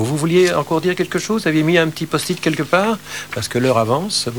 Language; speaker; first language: French; native; French